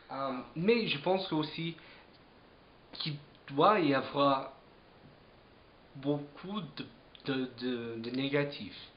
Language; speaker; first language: French; non-native, fluent; English